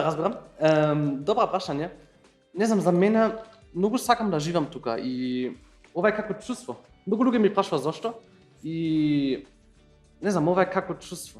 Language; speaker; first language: Macedonian; non-native, learner; German